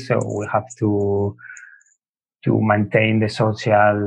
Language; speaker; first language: English; non-native, fluent; Spanish